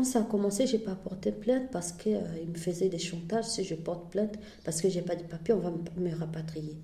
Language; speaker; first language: French; non-native, fluent; Portuguese